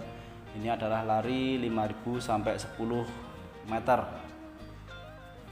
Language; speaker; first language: Indonesian; native; Indonesian